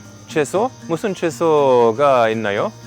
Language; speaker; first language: Korean; non-native, learner; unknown